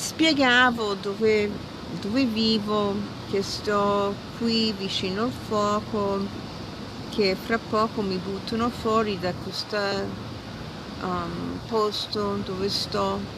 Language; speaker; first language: Italian; early bilingual, heritage; Italian